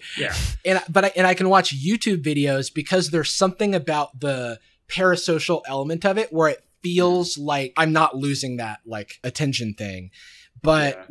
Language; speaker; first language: English; native; English